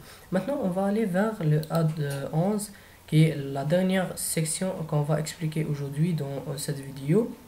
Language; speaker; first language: French; non-native, fluent; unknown